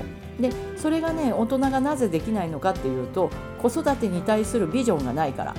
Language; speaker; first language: Japanese; native; Japanese